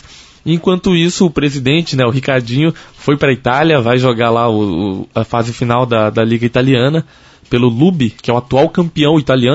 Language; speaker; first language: Portuguese; native; Portuguese